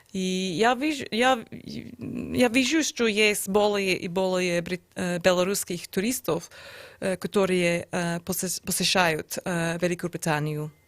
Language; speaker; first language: Russian; non-native, learner; English